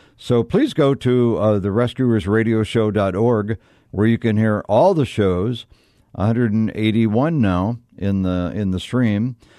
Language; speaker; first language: English; native; English